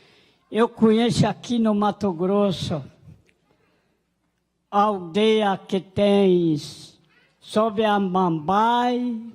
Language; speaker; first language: Portuguese; non-native, local second language; Guarani